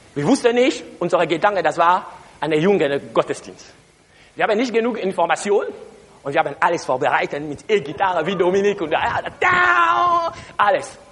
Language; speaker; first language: German; non-native, learner; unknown